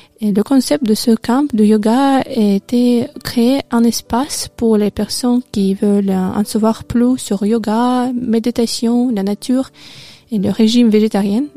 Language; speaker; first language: French; non-native, learner; Russian